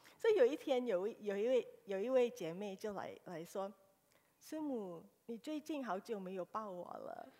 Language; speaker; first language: Chinese; early bilingual, heritage; Chinese